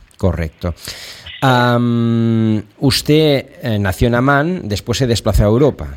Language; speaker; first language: Spanish; non-native, local second language; Catalan